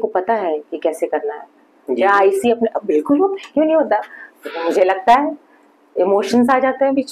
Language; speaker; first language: Hindi; native; Hindi